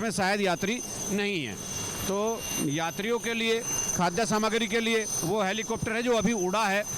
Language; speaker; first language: Hindi; native; Hindi